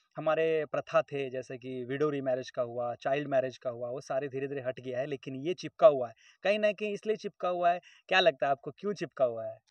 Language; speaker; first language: Hindi; native; Hindi